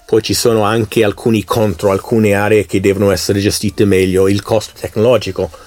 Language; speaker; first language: Italian; non-native, fluent; English